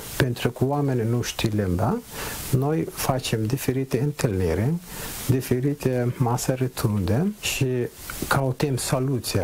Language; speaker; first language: Romanian; non-native, learner; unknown